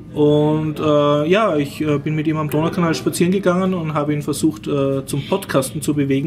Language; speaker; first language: German; native; German